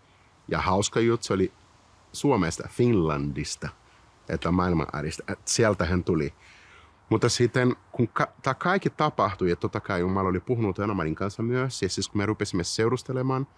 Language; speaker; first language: Finnish; non-native, learner; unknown